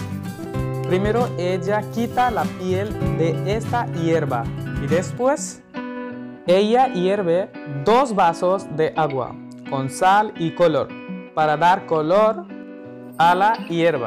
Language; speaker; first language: Spanish; non-native, learner; Hindi